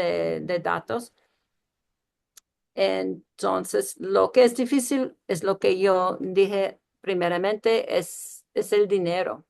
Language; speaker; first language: Spanish; non-native, fluent; English